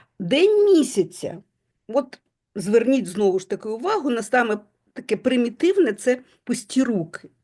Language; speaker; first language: Ukrainian; non-native, local second language; Russian